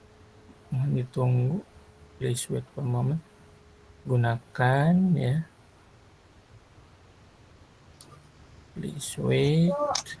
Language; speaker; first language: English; non-native, learner; Sundanese